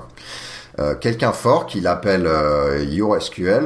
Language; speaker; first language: French; native; French